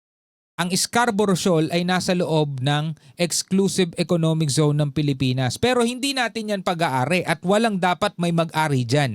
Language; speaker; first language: Filipino; native; Filipino